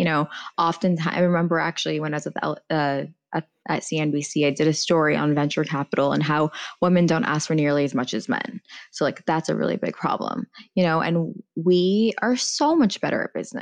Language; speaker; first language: English; early bilingual, other home language; Persian